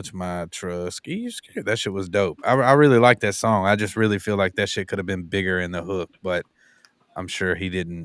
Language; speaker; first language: English; native; English